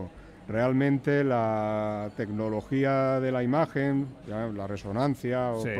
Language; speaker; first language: Spanish; native; Spanish